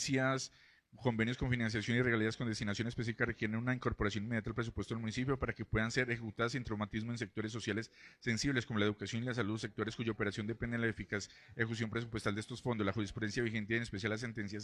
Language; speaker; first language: Spanish; native; Spanish